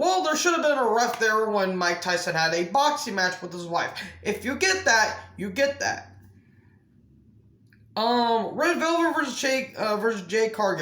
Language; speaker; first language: English; native; English